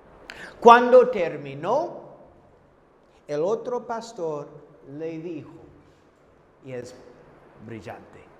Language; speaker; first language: Spanish; non-native, fluent; English